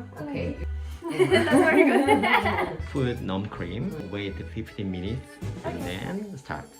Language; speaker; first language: English; non-native, learner; Korean